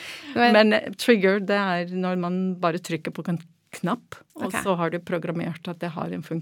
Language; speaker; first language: Norwegian; non-native, fluent; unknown